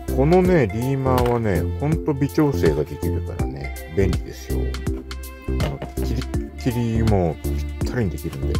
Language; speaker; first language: Japanese; native; Japanese